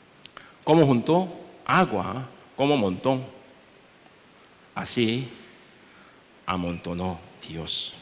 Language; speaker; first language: Spanish; non-native, learner; Korean